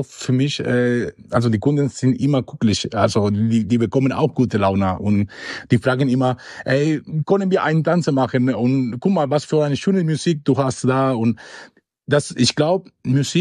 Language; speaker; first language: German; non-native, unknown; Spanish